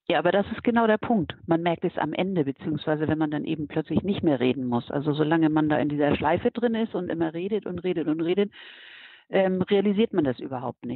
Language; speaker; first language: German; native; German